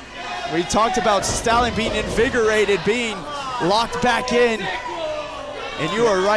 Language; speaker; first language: English; native; English